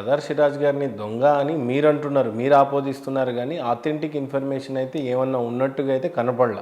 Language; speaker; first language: Telugu; native; Telugu